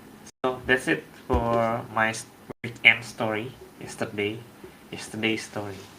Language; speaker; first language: English; non-native, learner; Indonesian